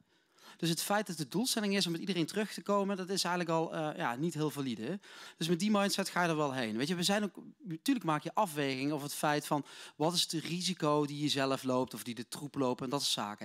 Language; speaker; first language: Dutch; native; Dutch